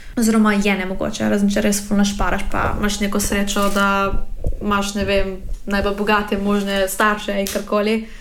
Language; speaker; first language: Slovenian; native; Slovenian